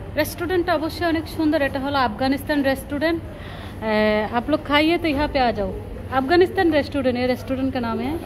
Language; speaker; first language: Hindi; non-native, learner; Bangla